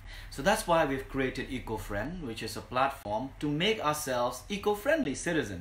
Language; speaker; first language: English; non-native, local second language; Khasi